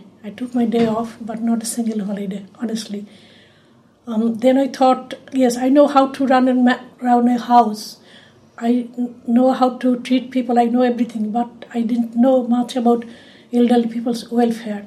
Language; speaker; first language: English; non-native, local second language; Bangla